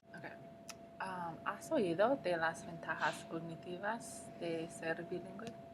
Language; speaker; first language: Spanish; non-native, learner; English